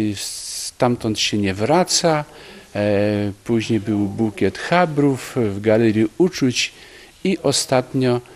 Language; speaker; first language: Polish; native; Polish